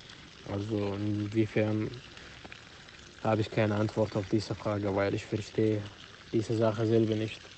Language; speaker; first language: German; non-native, fluent; Arabic